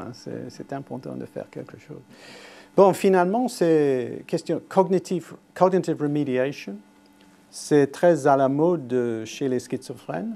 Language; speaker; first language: French; non-native, fluent; English